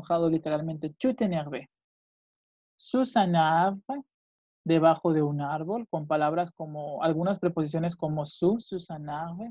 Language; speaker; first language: Spanish; native; Spanish